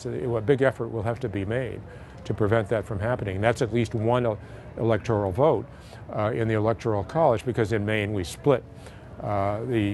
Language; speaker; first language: English; native; English